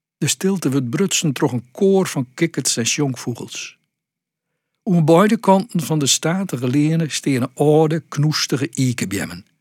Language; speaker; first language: Dutch; native; Dutch